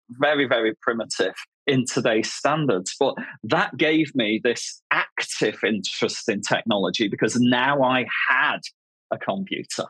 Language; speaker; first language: English; native; English